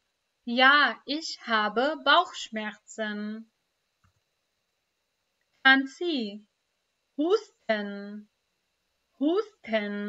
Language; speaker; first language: German; non-native, fluent; Urdu